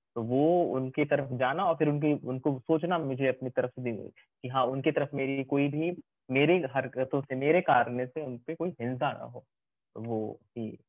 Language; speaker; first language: Hindi; native; Hindi